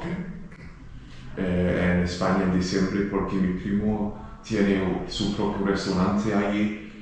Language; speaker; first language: Spanish; non-native, learner; English